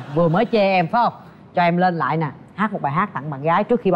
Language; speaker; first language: Vietnamese; native; Vietnamese